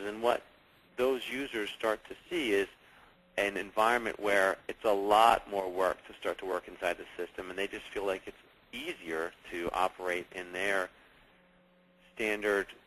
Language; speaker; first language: English; native; English